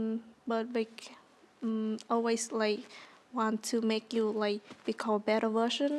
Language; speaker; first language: English; non-native, learner; Vietnamese